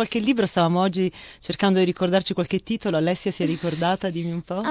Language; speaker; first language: Italian; native; Italian